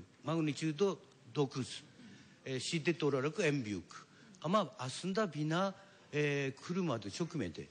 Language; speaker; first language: Turkish; non-native, learner; Japanese